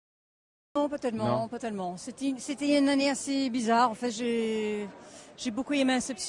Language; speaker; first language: French; non-native, fluent; English